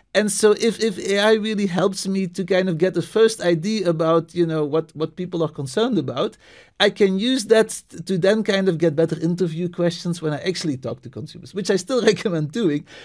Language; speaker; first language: English; non-native, fluent; Dutch